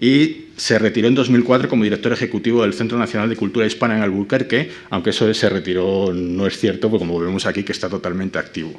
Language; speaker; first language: Spanish; native; Spanish